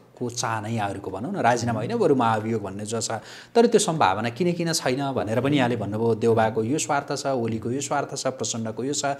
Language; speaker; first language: Nepali; native; Nepali